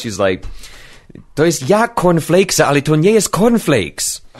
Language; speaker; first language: Polish; non-native, learner; English